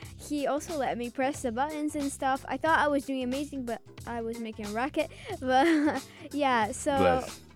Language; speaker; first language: English; early bilingual, other home language; Azerbaijani